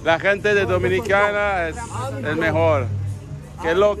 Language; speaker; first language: Spanish; non-native, learner; French